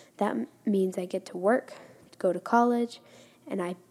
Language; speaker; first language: English; non-native, fluent; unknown